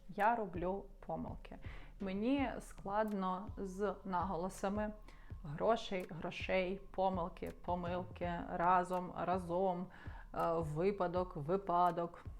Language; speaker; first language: Ukrainian; non-native, local second language; Russian